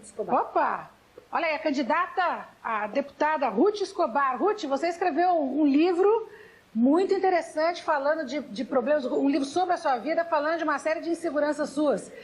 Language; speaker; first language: Portuguese; native; Portuguese